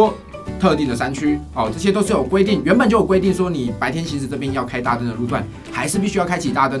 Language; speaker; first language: Chinese; native; Chinese